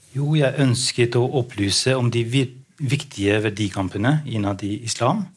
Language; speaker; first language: Norwegian; non-native, fluent; Albanian